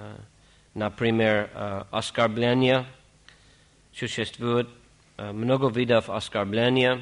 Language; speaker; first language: Russian; non-native, fluent; English